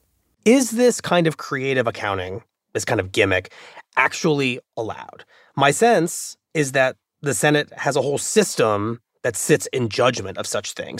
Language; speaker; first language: English; native; English